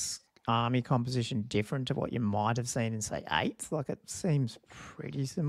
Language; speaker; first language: English; native; English